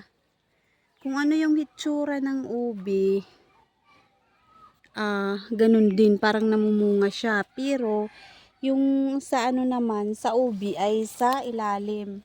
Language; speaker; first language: Filipino; native; Filipino